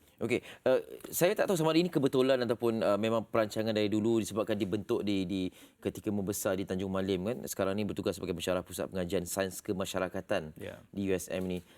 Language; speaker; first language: Malay; native; Malay